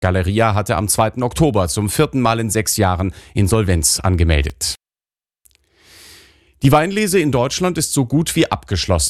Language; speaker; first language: German; native; German